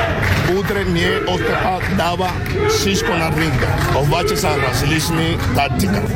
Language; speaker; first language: Bulgarian; non-native, learner; Spanish